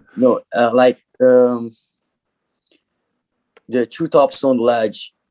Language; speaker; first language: English; non-native, learner; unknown